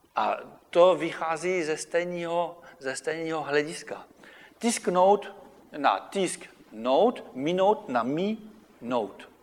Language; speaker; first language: Czech; non-native, fluent; French